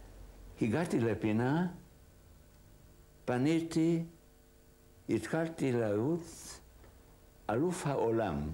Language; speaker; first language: Hebrew; non-native, fluent; Hungarian